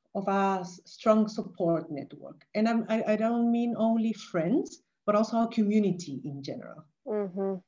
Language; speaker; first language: English; non-native, fluent; Spanish